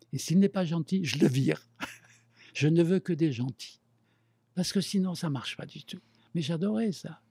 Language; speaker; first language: French; native; French